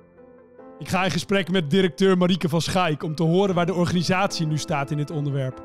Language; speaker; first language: Dutch; native; Dutch